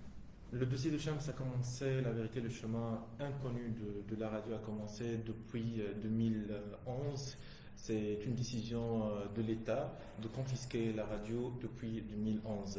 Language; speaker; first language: French; non-native, local second language; Arabic